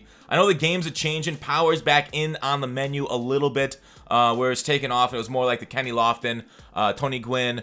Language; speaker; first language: English; native; English